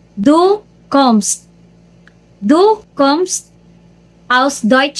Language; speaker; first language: German; non-native, learner; Cebuano